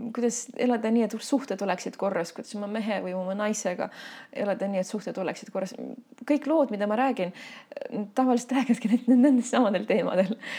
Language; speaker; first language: Estonian; non-native, local second language; Russian